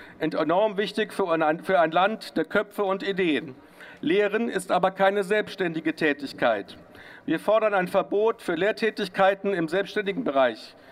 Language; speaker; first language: German; native; German